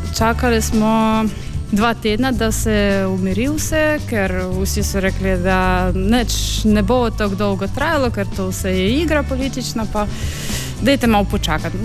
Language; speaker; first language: Slovenian; non-native, fluent; Ukrainian